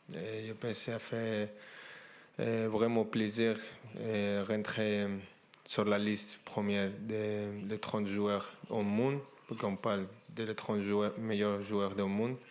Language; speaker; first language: French; non-native, fluent; Spanish